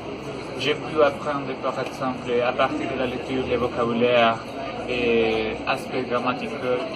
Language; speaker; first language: French; non-native, learner; Spanish